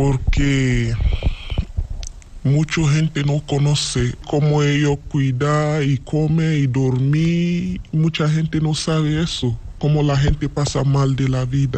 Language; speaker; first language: Spanish; non-native, learner; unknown